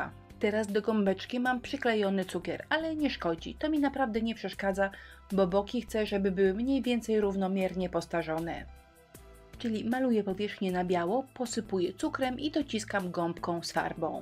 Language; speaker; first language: Polish; native; Polish